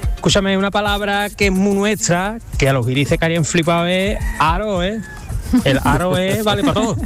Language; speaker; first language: Spanish; native; Spanish